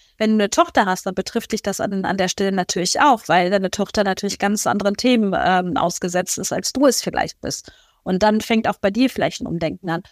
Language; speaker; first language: German; early bilingual, other home language; Persian